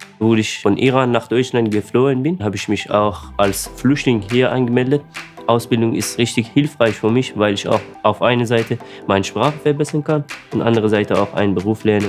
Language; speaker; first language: German; non-native, learner; Persian